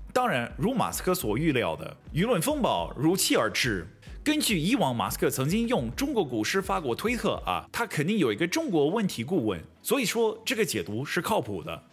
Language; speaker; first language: Chinese; non-native, fluent; English